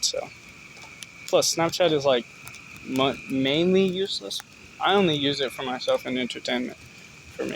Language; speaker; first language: English; native; English